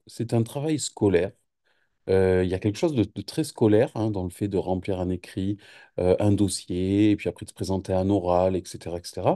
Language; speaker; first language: French; native; French